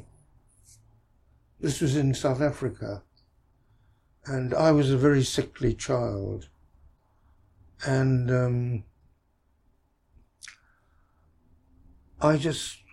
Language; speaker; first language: English; native; English